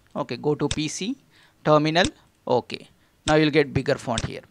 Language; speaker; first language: English; non-native, local second language; Telugu